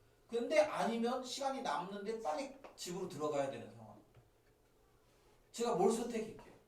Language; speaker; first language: Korean; native; Korean